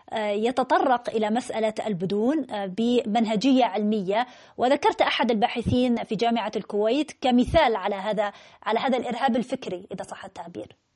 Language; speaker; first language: Arabic; native; Arabic